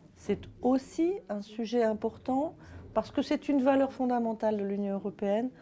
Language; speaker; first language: French; native; French